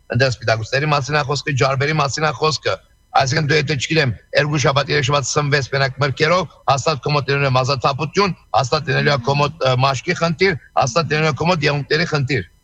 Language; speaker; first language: Armenian; native; Armenian